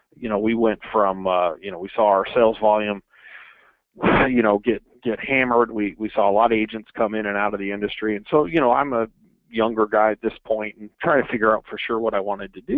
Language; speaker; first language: English; native; English